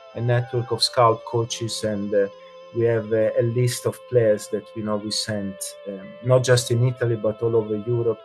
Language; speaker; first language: English; non-native, fluent; Italian